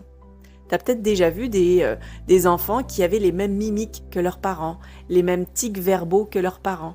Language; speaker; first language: French; native; French